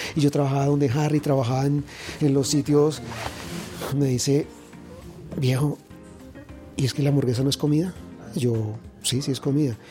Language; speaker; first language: Spanish; native; Spanish